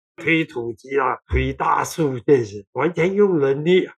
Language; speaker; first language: Chinese; non-native, local second language; Cantonese